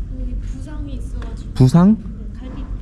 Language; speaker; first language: Korean; non-native, learner; Vietnamese